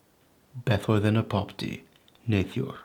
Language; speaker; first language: Welsh; non-native, local second language; English